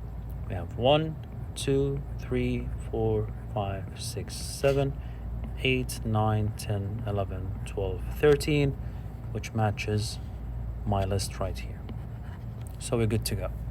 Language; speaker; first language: English; non-native, fluent; Arabic